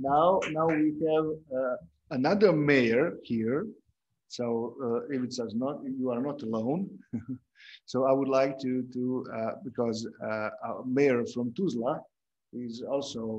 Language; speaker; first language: English; non-native, fluent; Croatian